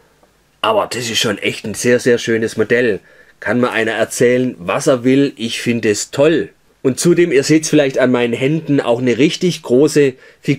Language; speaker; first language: German; native; German